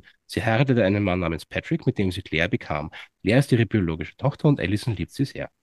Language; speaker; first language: German; native; German